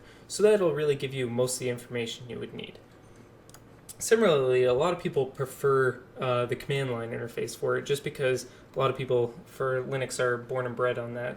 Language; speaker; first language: English; native; English